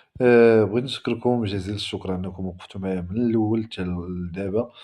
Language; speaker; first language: Arabic; native; Arabic